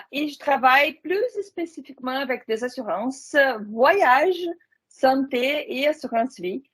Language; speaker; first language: French; non-native, fluent; Portuguese